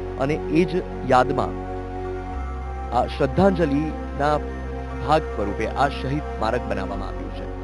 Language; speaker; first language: Gujarati; native; Gujarati